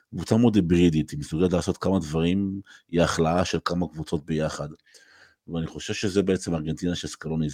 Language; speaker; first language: Hebrew; native; Hebrew